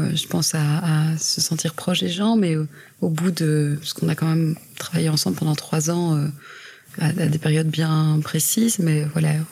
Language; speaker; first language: French; native; French